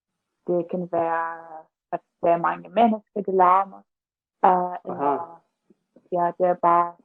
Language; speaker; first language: Danish; non-native, learner; Russian